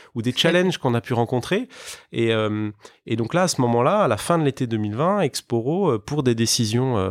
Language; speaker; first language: French; native; French